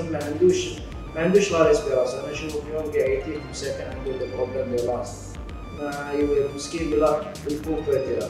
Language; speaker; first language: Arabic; native; Arabic